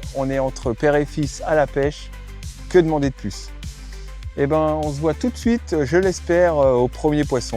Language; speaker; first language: French; native; French